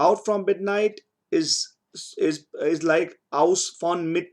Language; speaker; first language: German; non-native, fluent; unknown